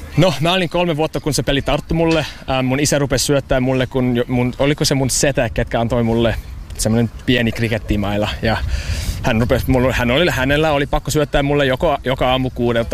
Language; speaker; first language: Finnish; non-native, learner; English